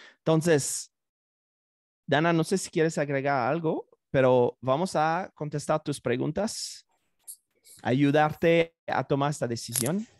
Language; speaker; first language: Spanish; non-native, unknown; French